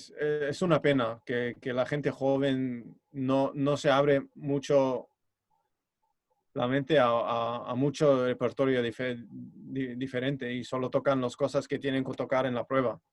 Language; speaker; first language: Spanish; non-native, fluent; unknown